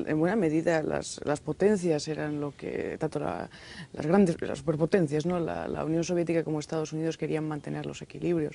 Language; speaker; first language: Spanish; native; Spanish